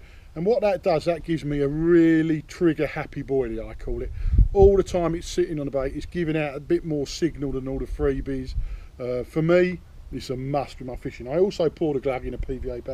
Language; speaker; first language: English; native; English